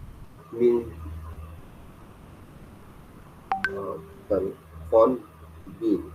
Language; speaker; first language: German; non-native, fluent; Hindi